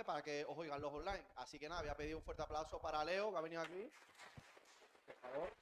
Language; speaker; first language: Spanish; native; Spanish